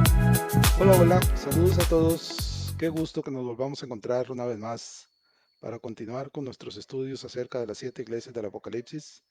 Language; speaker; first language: Spanish; native; Spanish